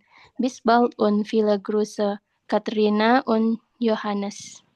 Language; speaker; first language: German; non-native, learner; Indonesian